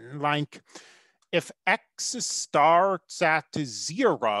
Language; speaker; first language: English; native; English